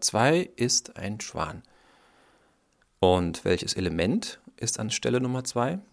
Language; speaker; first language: German; native; German